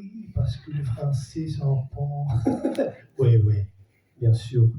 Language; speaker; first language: French; non-native, fluent; Italian